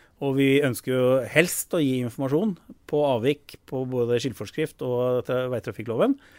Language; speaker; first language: Norwegian; native; Norwegian